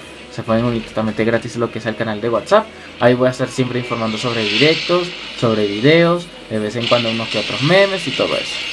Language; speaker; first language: Spanish; native; Spanish